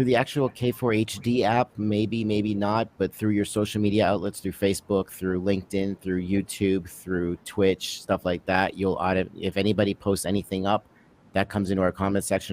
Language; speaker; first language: English; native; English